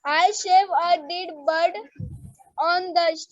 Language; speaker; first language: English; non-native, learner; Hindi